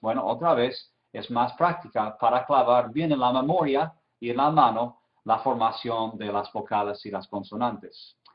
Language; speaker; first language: Spanish; non-native, fluent; English